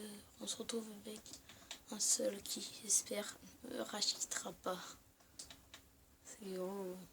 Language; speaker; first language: French; native; French